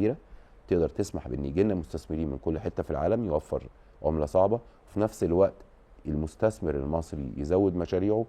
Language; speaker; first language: Arabic; native; Arabic